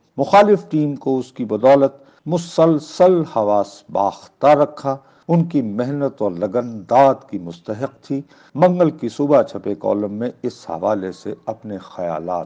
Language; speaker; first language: Urdu; non-native, local second language; Punjabi